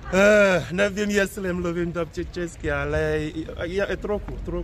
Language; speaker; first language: Czech; non-native, learner; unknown